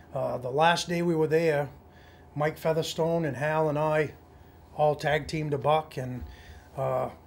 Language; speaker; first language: English; native; English